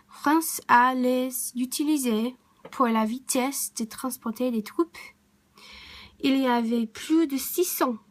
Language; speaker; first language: French; non-native, learner; English